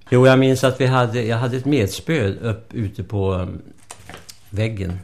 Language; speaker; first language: Swedish; native; Swedish